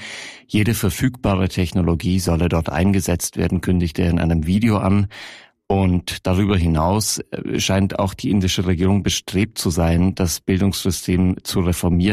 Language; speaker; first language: German; native; German